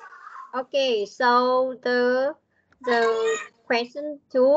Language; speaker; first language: English; non-native, learner; Vietnamese